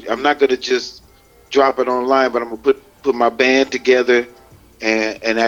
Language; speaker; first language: English; native; English